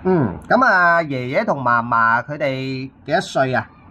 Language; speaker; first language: Cantonese; native; Cantonese